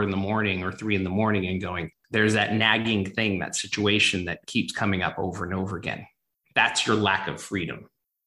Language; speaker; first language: English; native; English